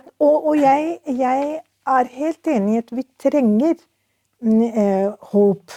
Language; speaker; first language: Norwegian; non-native, fluent; Urdu